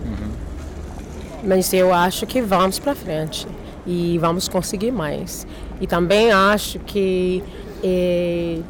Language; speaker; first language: Portuguese; non-native, learner; English